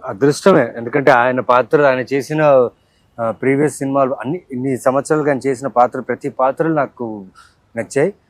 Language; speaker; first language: Telugu; native; Telugu